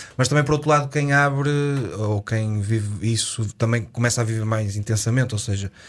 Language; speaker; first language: Portuguese; native; Portuguese